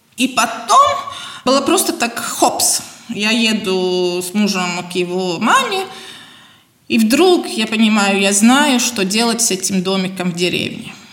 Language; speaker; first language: Russian; non-native, local second language; Latvian